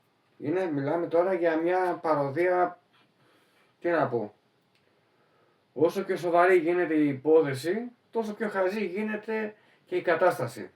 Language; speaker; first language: Greek; native; Greek